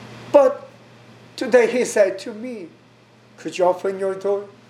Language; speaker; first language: English; non-native, learner; Korean